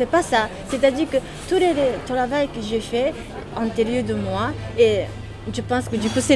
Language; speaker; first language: French; non-native, learner; Japanese